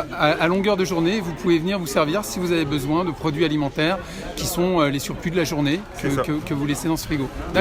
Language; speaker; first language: French; native; French